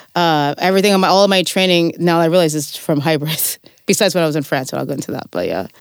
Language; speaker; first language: English; native; English